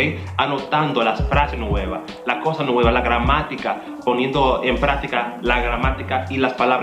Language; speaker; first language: Spanish; non-native, fluent; English